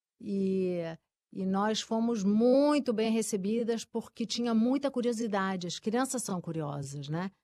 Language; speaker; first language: Portuguese; early bilingual, other home language; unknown